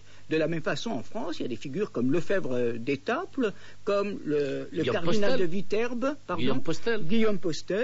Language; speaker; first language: French; native; French